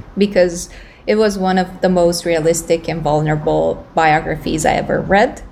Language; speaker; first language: English; non-native, fluent; Romanian